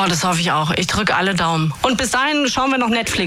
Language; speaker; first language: German; native; German